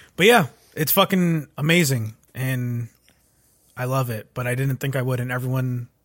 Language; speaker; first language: English; early bilingual, other home language; Urdu